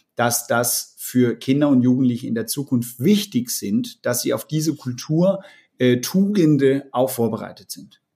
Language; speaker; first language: German; non-native, fluent; Danish